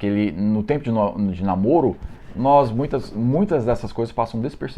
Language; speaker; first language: Portuguese; non-native, fluent; English